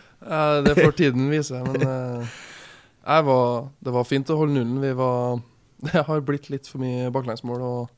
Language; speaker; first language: Norwegian; native; Norwegian